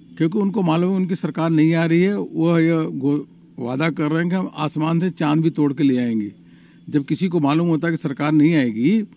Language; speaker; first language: Hindi; native; Hindi